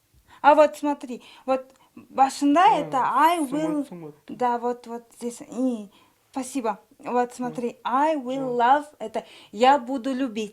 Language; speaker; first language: Russian; non-native, local second language; Kyrgyz